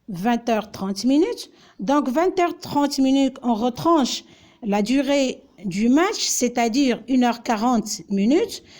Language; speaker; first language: French; non-native, local second language; Arabic